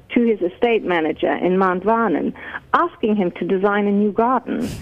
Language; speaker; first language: English; non-native, fluent; German